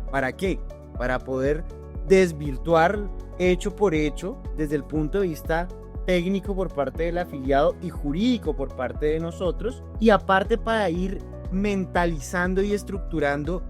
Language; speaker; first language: Spanish; native; Spanish